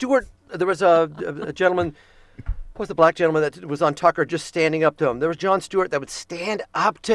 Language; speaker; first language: English; native; English